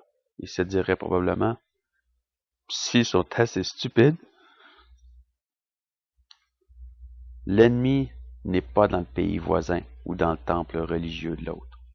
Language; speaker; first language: French; native; French